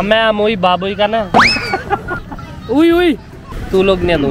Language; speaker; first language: Filipino; non-native, learner; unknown